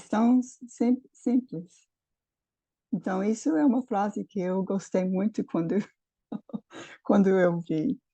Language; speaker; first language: Portuguese; non-native, fluent; English